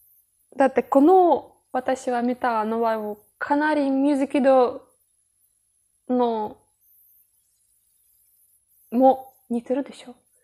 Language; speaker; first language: Japanese; non-native, learner; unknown